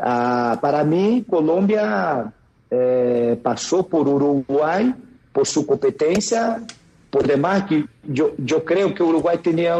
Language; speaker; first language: Spanish; non-native, fluent; Portuguese